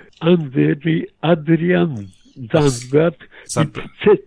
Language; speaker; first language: German; early bilingual, heritage; Polish